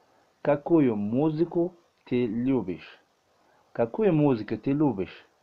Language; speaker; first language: Russian; non-native, learner; Tajik